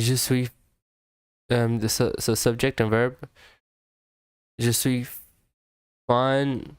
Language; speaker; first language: French; non-native, learner; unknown